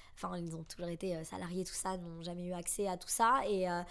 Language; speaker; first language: French; native; French